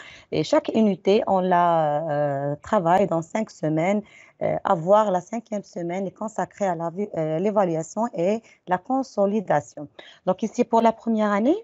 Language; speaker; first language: French; non-native, local second language; Arabic